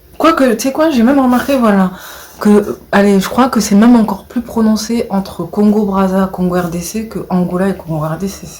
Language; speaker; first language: French; early bilingual, other home language; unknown